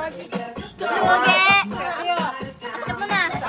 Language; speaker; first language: Filipino; native; Filipino